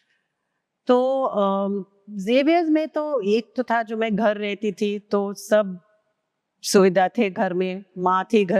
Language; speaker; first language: Hindi; non-native, local second language; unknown